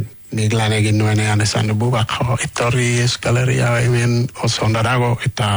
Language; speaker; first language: Basque; non-native, learner; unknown